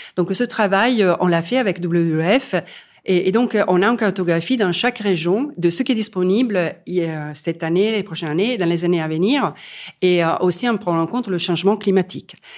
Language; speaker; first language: French; non-native, fluent; Italian